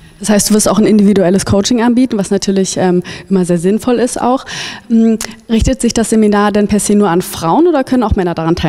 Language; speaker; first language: German; native; German